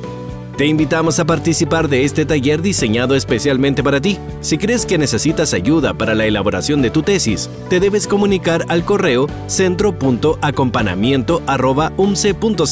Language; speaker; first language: Spanish; native; Spanish